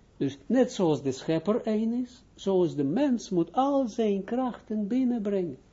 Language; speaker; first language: Dutch; non-native, fluent; Hebrew